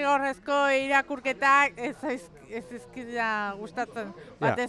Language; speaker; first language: Basque; non-native, local second language; Spanish